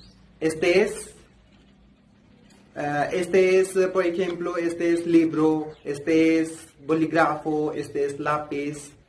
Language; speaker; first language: Spanish; non-native, fluent; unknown